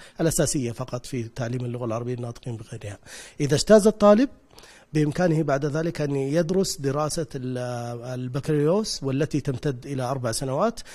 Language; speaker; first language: Arabic; native; Arabic